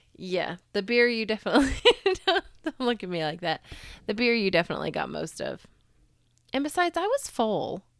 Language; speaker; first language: English; native; English